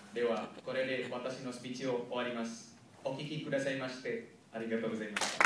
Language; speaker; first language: Japanese; non-native, learner; Indonesian